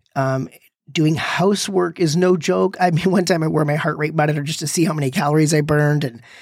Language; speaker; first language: English; native; English